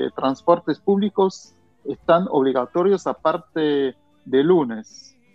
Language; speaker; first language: Spanish; non-native, fluent; German